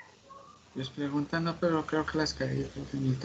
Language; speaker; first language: Spanish; native; Spanish